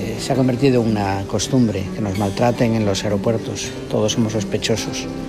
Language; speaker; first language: Spanish; native; Spanish